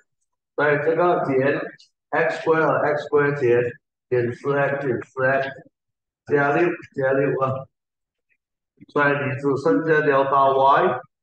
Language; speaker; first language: Chinese; native; Chinese